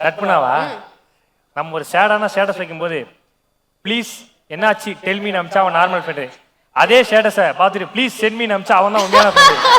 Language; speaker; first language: Tamil; native; Tamil